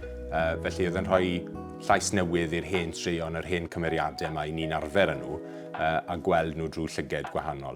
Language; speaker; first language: Welsh; native; Welsh